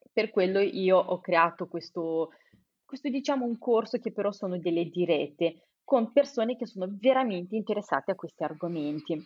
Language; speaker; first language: Italian; non-native, fluent; Romanian